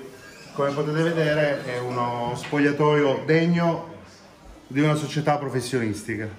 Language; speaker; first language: Italian; native; Italian